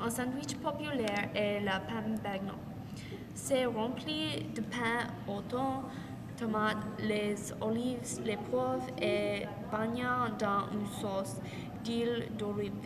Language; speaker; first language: French; non-native, learner; English